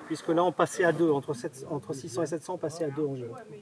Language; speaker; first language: French; native; French